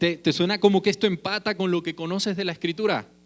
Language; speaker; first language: Spanish; native; Spanish